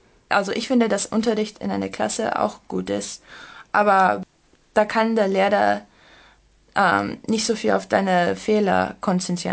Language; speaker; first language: German; non-native, fluent; English